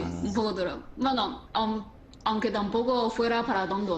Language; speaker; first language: Spanish; non-native, fluent; Chinese